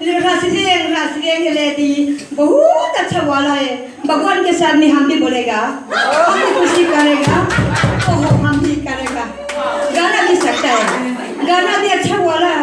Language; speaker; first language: Hindi; non-native, local second language; Mizo